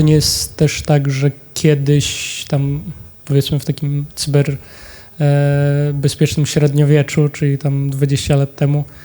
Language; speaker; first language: Polish; native; Polish